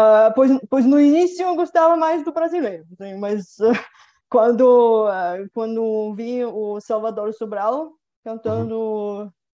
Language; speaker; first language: Portuguese; non-native, fluent; Bulgarian